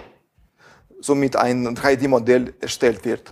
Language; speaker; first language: German; non-native, fluent; Russian